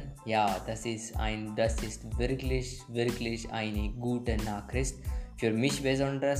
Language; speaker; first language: German; non-native, learner; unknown